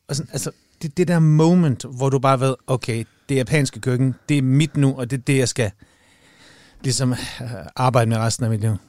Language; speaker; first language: Danish; native; Danish